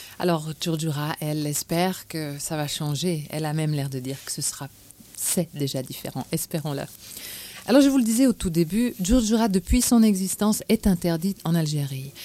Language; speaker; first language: French; native; French